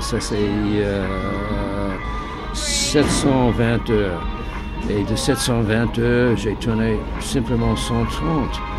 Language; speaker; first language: French; non-native, fluent; English